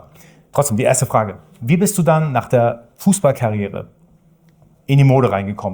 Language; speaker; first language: German; native; German